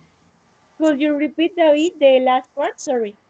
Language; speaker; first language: English; non-native, learner; Spanish